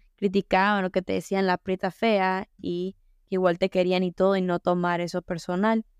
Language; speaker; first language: Spanish; early bilingual, heritage; Spanish